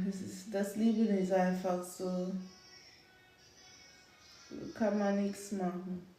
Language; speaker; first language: German; non-native, learner; English